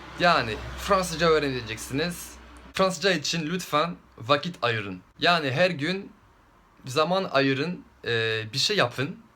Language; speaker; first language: Turkish; non-native, fluent; French